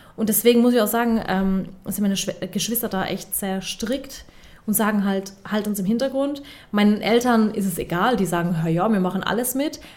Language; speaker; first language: German; early bilingual, other home language; Turkish